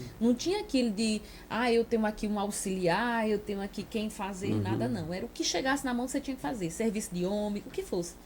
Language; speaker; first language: Portuguese; native; Portuguese